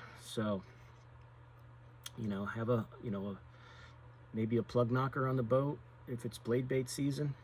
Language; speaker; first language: English; native; English